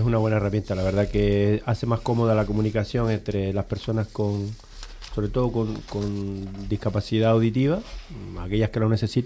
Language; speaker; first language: Spanish; native; Spanish